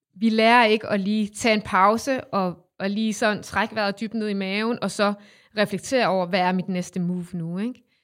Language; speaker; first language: Danish; native; Danish